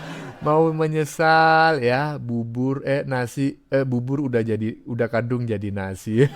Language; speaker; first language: Indonesian; native; Indonesian